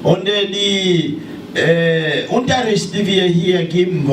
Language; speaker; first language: German; non-native, learner; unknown